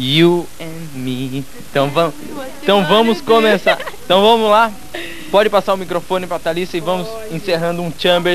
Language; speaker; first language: Portuguese; native; Portuguese